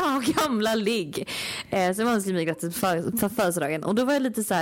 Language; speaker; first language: Swedish; native; Swedish